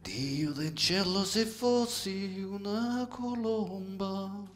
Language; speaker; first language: Italian; early bilingual, other home language; French